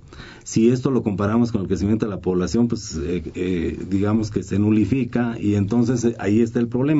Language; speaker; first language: Spanish; native; Spanish